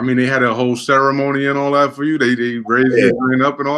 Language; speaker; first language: English; native; English